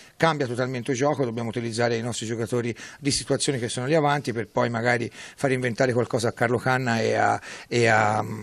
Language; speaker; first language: Italian; native; Italian